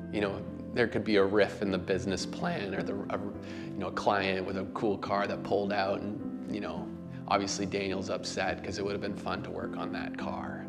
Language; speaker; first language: English; native; English